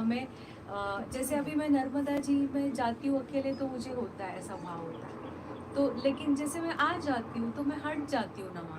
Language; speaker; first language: Hindi; native; Hindi